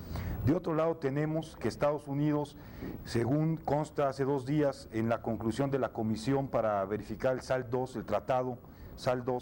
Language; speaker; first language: Spanish; native; Spanish